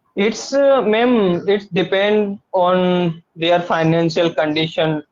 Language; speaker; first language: English; non-native, learner; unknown